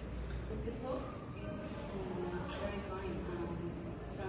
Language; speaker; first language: English; non-native, learner; Spanish